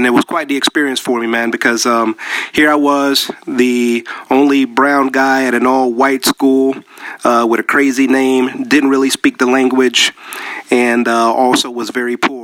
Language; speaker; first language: English; early bilingual, other home language; Spanish